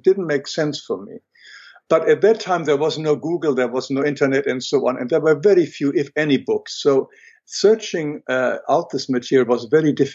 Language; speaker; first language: English; non-native, fluent; German